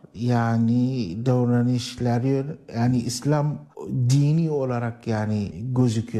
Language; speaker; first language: Turkish; non-native, learner; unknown